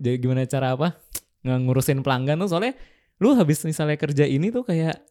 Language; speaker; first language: Indonesian; native; Indonesian